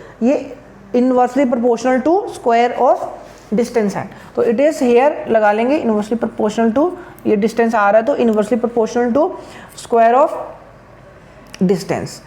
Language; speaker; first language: Hindi; non-native, local second language; Punjabi